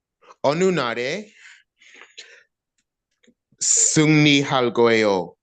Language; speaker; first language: Korean; non-native, learner; English